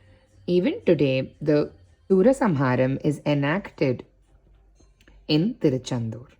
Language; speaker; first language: English; non-native, local second language; Tamil